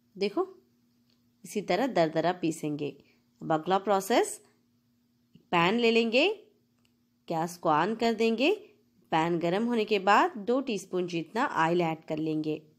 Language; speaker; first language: Hindi; non-native, local second language; Telugu